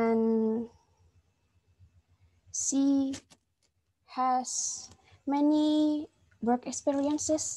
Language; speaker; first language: English; non-native, fluent; Indonesian